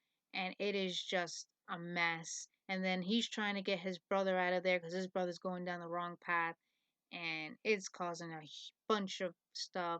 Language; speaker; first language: English; native; English